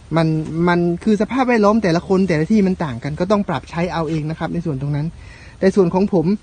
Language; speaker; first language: Thai; non-native, local second language; Northern Khmer